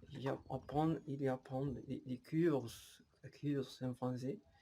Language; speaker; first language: French; non-native, learner; Spanish